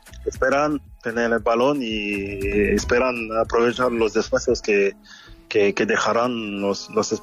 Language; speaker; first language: Spanish; non-native, fluent; French